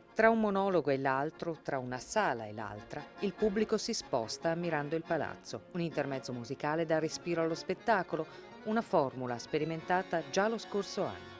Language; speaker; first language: Italian; native; Italian